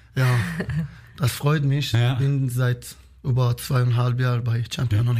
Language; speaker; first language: German; non-native, learner; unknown